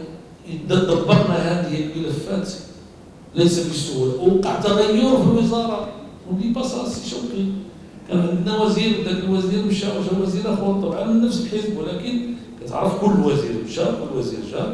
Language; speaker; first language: Arabic; native; Arabic